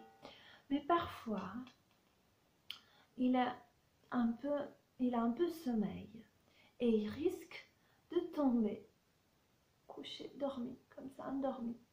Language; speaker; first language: French; non-native, fluent; Italian